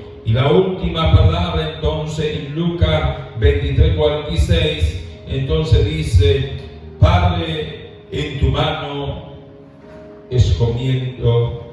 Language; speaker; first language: Spanish; native; Spanish